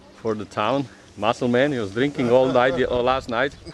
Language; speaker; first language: English; non-native, fluent; Slovak